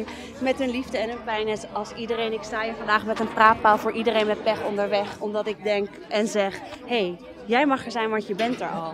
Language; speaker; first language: Dutch; native; Dutch